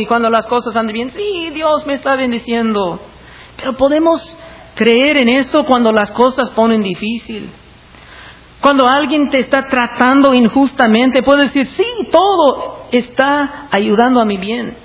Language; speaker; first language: Spanish; non-native, fluent; English